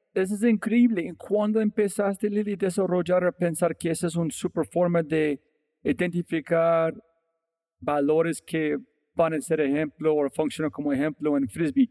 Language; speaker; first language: Spanish; non-native, fluent; English